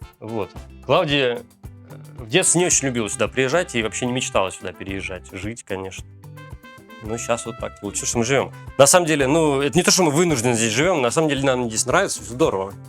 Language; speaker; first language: Russian; native; Russian